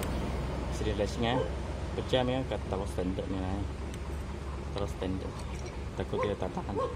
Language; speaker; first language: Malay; non-native, local second language; Chinese